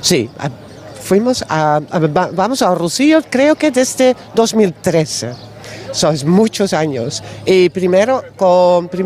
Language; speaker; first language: Spanish; non-native, learner; Dutch